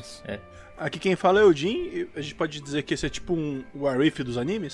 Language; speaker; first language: Portuguese; native; Portuguese